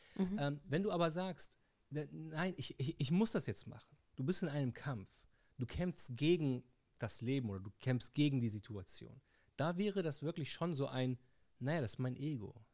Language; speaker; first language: German; early bilingual, heritage; Arabic